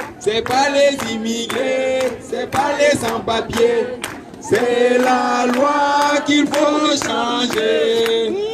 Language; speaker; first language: French; non-native, local second language; Wolof